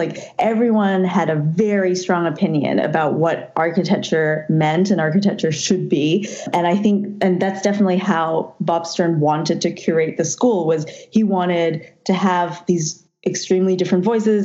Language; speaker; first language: English; non-native, local second language; Cantonese